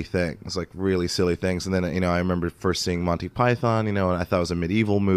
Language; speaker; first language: English; native; English